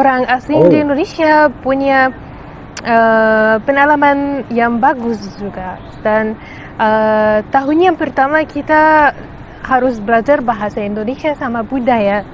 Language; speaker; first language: Indonesian; non-native, learner; Arabic